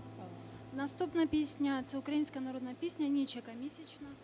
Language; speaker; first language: Ukrainian; native; Ukrainian